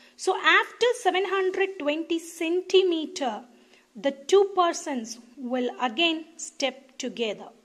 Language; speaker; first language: English; non-native, local second language; Tamil